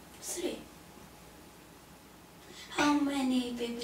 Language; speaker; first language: English; non-native, learner; Greek